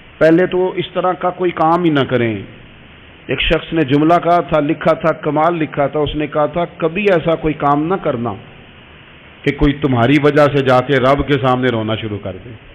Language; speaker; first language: Urdu; non-native, local second language; Punjabi